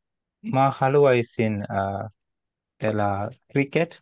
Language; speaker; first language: Finnish; non-native, learner; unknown